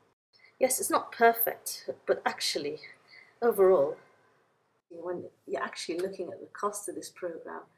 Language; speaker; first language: English; native; English